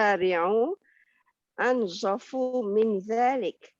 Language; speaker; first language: Arabic; non-native, learner; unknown